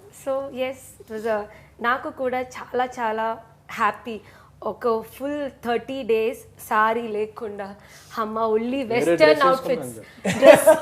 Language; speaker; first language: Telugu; non-native, learner; Malayalam